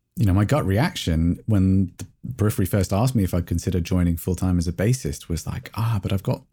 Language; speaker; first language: English; native; English